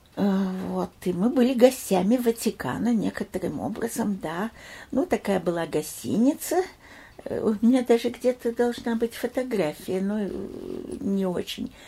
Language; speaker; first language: Russian; early bilingual, heritage; Russian